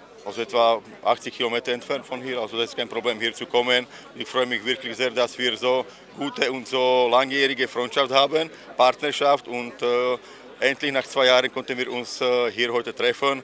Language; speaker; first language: German; non-native, fluent; Slovak